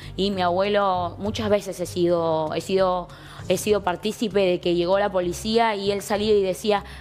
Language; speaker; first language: Spanish; native; Spanish